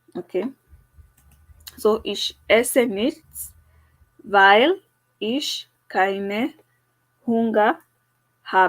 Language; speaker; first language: German; non-native, learner; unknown